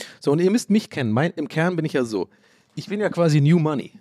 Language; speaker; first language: German; native; German